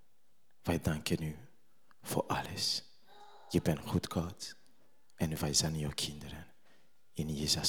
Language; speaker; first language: Dutch; non-native, learner; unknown